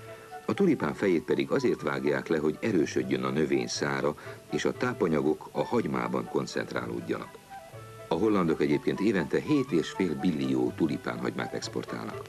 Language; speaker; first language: Hungarian; native; Hungarian